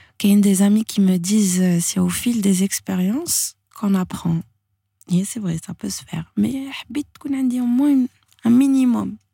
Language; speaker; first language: French; non-native, local second language; Arabic